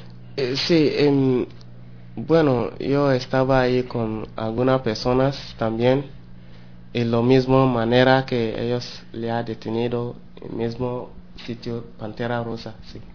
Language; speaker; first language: Spanish; non-native, learner; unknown